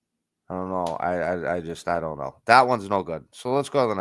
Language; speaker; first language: English; native; English